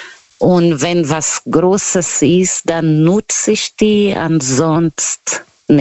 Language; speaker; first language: German; non-native, learner; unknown